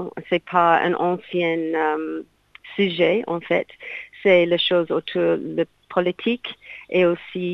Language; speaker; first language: French; non-native, learner; English